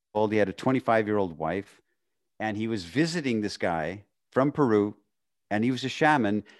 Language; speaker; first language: English; native; English